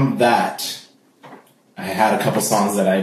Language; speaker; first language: English; native; English